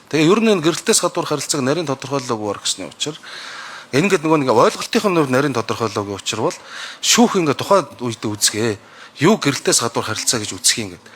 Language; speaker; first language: Mongolian; native; Mongolian